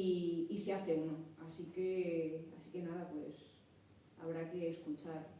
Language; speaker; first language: Spanish; native; Spanish